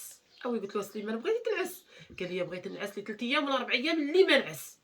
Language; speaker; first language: Arabic; native; Arabic